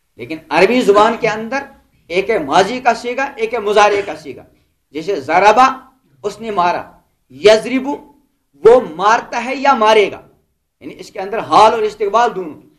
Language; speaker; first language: Urdu; non-native, local second language; Kashmiri